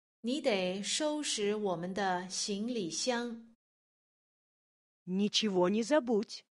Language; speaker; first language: Chinese; non-native, learner; Russian